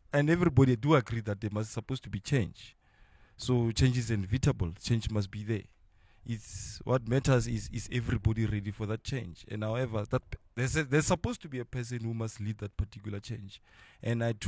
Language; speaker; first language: English; non-native, local second language; Tswana